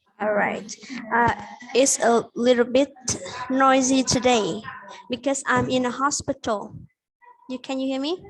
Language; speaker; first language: English; non-native, fluent; Vietnamese